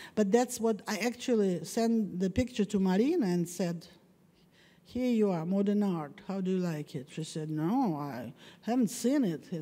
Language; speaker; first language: English; non-native, fluent; Russian